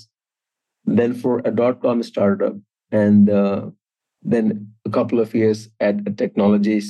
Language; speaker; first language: English; non-native, local second language; Hindi